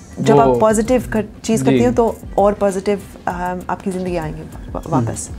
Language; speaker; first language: Hindi; early bilingual, heritage; Urdu